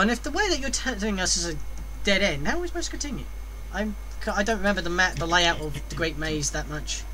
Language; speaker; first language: English; native; English